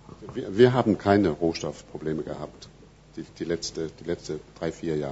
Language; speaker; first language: German; non-native, fluent; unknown